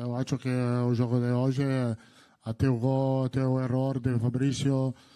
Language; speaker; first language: Portuguese; non-native, learner; Italian